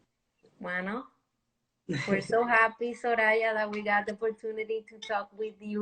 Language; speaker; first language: English; non-native, fluent; Spanish